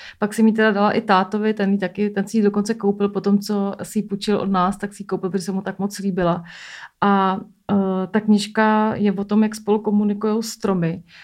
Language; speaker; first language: Czech; native; Czech